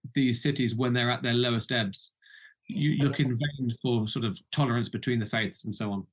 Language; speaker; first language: English; native; English